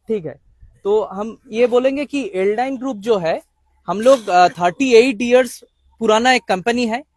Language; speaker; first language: Hindi; non-native, local second language; Bangla